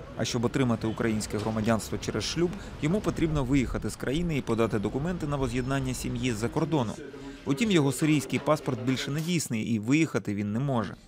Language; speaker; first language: Ukrainian; native; Ukrainian